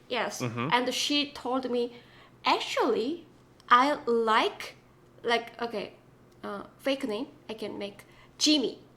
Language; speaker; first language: English; non-native, learner; Korean